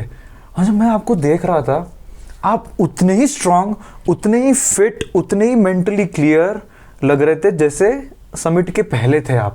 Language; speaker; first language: Hindi; native; Hindi